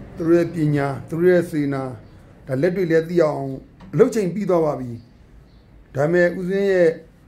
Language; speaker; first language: Burmese; native; Burmese